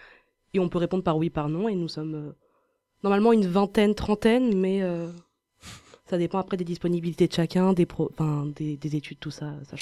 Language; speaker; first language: French; native; French